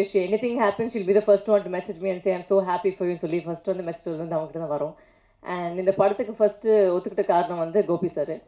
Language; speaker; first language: Tamil; non-native, fluent; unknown